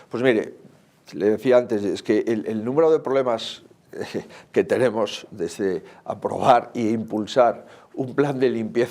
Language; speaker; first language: Spanish; native; Spanish